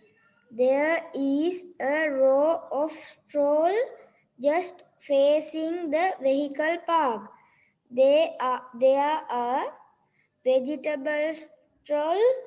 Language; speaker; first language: English; non-native, learner; Sinhala